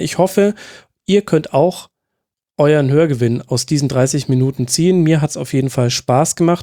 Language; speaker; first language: German; native; German